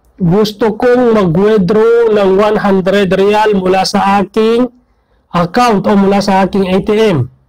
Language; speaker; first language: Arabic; non-native, fluent; Maguindanaon